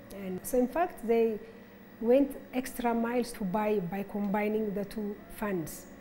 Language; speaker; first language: English; non-native, fluent; Amharic